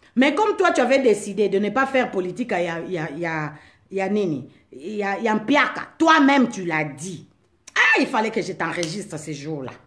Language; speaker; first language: French; non-native, local second language; Lingala